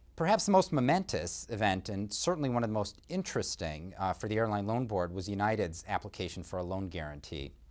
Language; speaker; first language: English; native; English